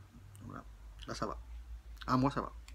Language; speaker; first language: French; native; French